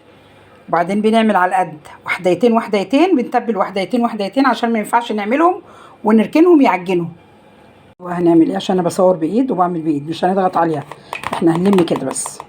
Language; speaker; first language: Arabic; native; Arabic